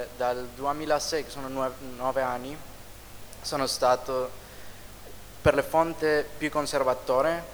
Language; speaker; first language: Italian; non-native, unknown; Spanish